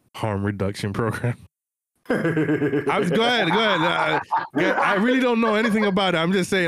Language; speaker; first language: English; early bilingual, other home language; Spanish